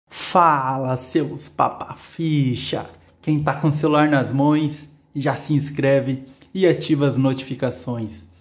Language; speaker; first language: Portuguese; native; Portuguese